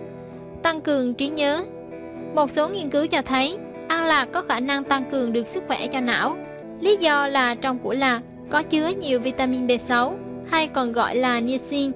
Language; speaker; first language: Vietnamese; native; Vietnamese